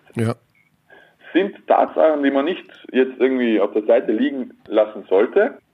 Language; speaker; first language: German; early bilingual, other home language; Bosnian